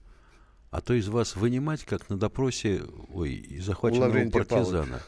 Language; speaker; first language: Russian; native; Russian